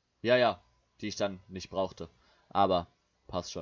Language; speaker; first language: German; native; German